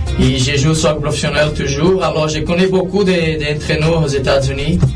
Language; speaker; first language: French; non-native, learner; Portuguese